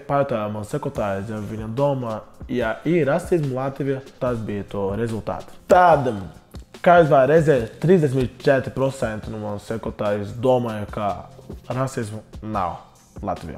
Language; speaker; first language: Latvian; non-native, learner; Portuguese